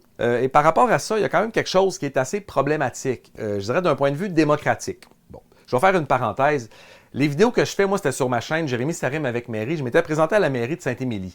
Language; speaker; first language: French; native; French